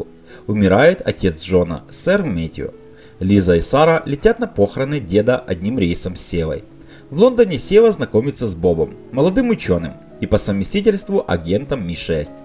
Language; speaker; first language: Russian; native; Russian